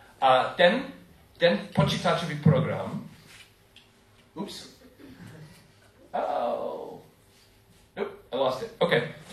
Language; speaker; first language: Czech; non-native, fluent; English